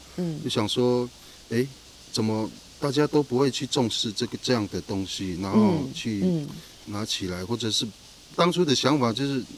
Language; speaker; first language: Chinese; native; Chinese